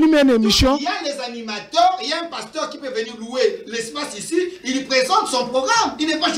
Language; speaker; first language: French; non-native, local second language; Lingala